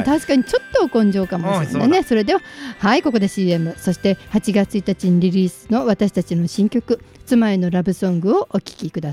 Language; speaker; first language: Japanese; native; Japanese